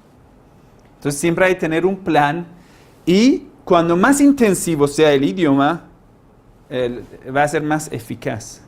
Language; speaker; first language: Spanish; non-native, fluent; Persian